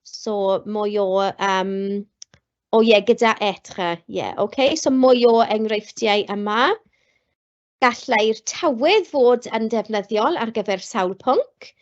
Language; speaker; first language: Welsh; non-native, local second language; English